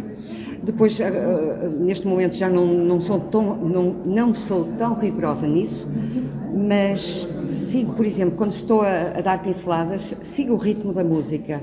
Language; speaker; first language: Portuguese; native; Portuguese